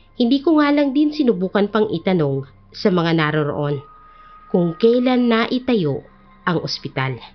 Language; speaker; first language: Filipino; native; Filipino